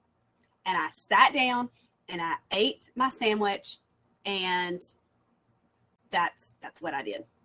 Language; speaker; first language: English; native; English